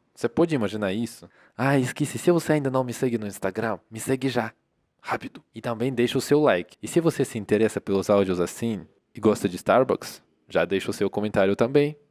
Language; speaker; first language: Portuguese; non-native, fluent; Russian